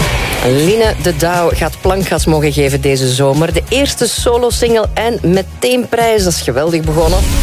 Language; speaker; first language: Dutch; native; Dutch